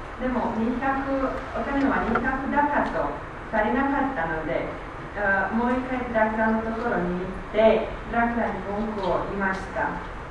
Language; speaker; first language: Japanese; non-native, learner; Romanian